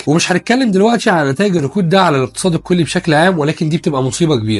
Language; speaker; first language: Arabic; native; Arabic